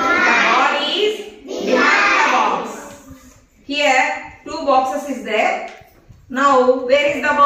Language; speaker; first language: English; non-native, local second language; Telugu